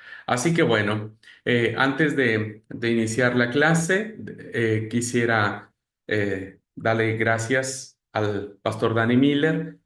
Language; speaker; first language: Spanish; native; Spanish